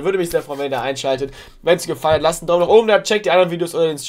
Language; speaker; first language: German; native; German